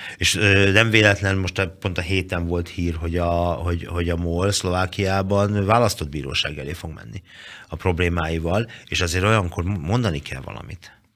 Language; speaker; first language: Hungarian; native; Hungarian